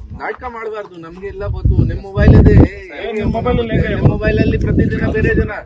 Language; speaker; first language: Kannada; non-native, learner; Hindi